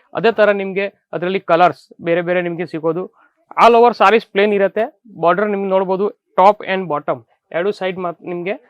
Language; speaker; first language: Kannada; non-native, fluent; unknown